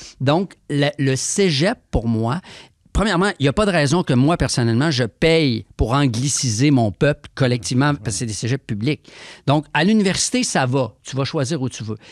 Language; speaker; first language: French; native; French